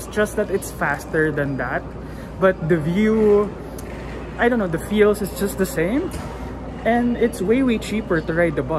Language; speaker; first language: English; non-native, local second language; Filipino